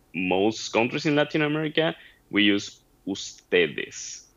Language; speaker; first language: English; non-native, fluent; Spanish